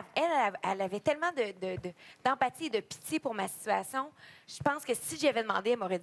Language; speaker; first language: French; native; French